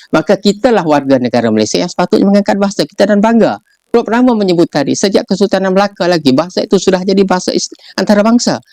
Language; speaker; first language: Malay; native; Malay